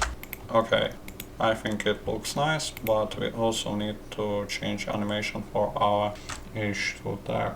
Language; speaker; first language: English; non-native, fluent; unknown